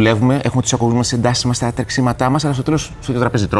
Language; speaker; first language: Greek; native; Greek